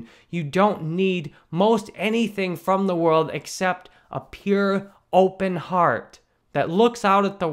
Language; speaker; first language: English; native; English